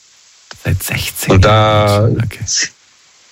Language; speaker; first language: German; native; German